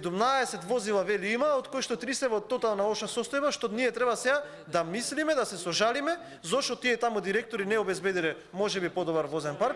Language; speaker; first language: Macedonian; native; Macedonian